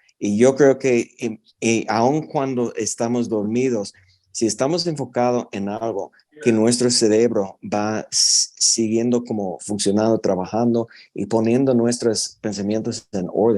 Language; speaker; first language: Spanish; non-native, fluent; English